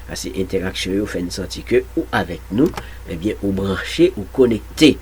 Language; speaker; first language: French; non-native, local second language; Haitian Creole